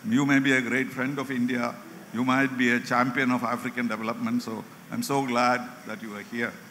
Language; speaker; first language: English; non-native, local second language; Malayalam